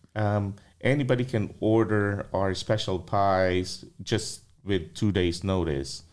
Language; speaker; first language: English; non-native, local second language; Filipino